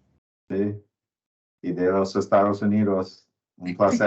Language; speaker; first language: Spanish; non-native, learner; English